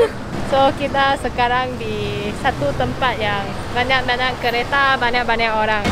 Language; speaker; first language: Indonesian; non-native, learner; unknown